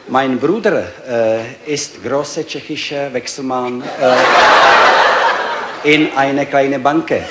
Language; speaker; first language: German; non-native, learner; Czech